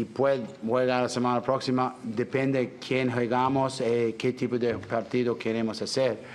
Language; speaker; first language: Spanish; non-native, fluent; English